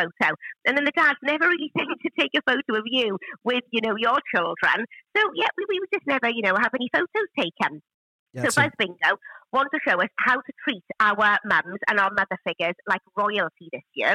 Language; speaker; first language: English; native; English